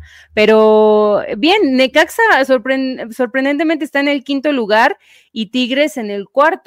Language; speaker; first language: Spanish; native; Spanish